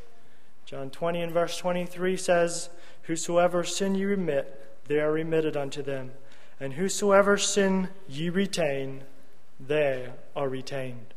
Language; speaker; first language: English; native; English